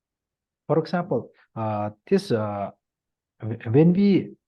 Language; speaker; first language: English; non-native, learner; Mongolian